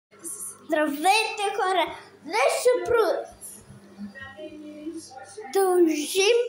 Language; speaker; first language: Bulgarian; early bilingual, heritage; Bulgarian